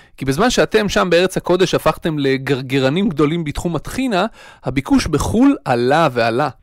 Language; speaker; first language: Hebrew; native; Hebrew